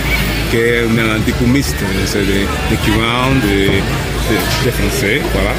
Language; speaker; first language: French; non-native, fluent; Spanish